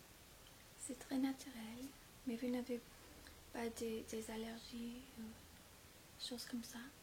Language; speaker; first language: French; non-native, fluent; English